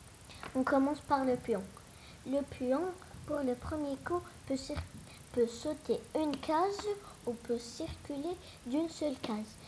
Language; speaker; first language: French; non-native, local second language; Arabic